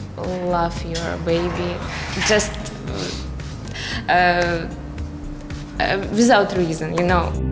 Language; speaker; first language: English; non-native, learner; Russian